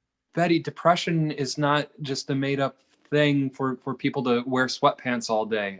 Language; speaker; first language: English; native; English